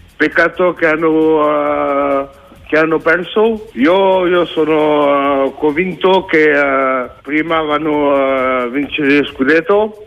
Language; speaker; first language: Italian; non-native, learner; French